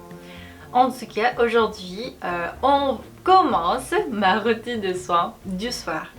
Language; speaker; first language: French; non-native, fluent; Korean